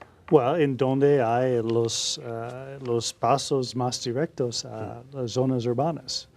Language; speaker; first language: Spanish; non-native, learner; English